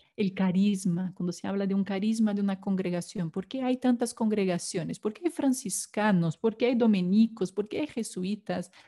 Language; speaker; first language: Spanish; non-native, fluent; Portuguese